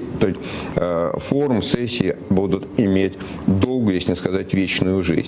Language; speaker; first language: Russian; native; Russian